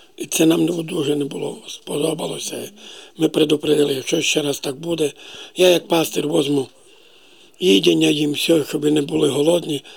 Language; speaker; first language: Ukrainian; non-native, local second language; Romany